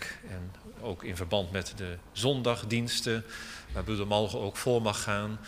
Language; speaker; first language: Dutch; native; Dutch